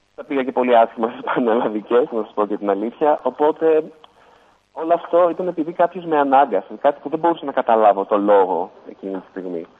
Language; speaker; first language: Greek; native; Greek